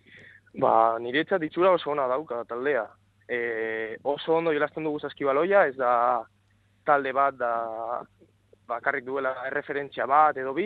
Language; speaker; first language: Basque; non-native, local second language; Spanish